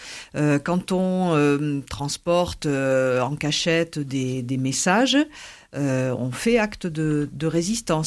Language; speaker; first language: French; native; French